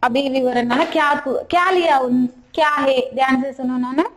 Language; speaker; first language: Hindi; non-native, local second language; Telugu